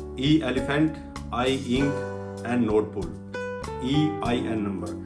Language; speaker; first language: Hindi; native; Hindi